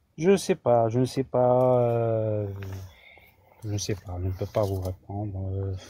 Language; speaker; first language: French; non-native, local second language; Kabyle